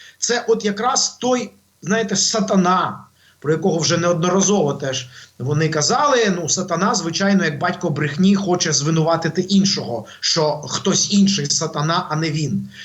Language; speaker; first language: Ukrainian; native; Ukrainian